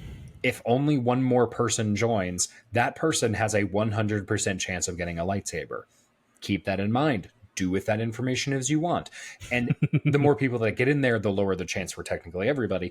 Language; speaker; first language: English; native; English